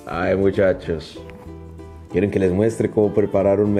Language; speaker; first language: Spanish; native; Spanish